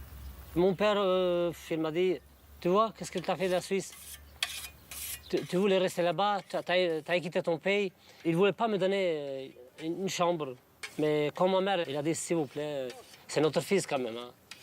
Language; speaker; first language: French; non-native, fluent; Albanian